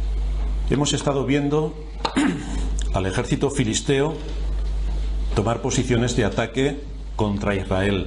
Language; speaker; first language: Spanish; native; Spanish